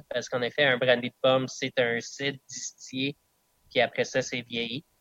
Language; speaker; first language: French; non-native, local second language; English